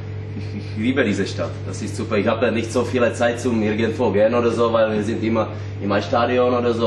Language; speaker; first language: German; non-native, learner; Czech